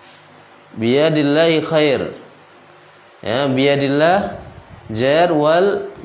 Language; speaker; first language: Arabic; non-native, fluent; Indonesian